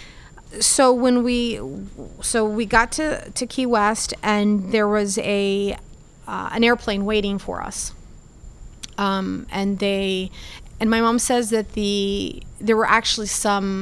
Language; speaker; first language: English; early bilingual, other home language; Spanish